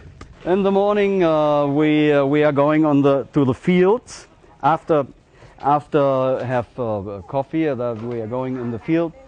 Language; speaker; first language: English; non-native, learner; German